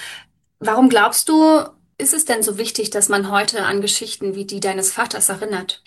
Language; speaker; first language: German; native; German